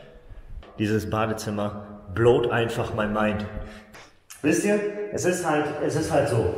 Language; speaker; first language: German; native; German